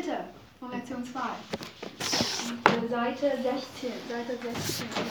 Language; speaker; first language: German; non-native, fluent; Chinese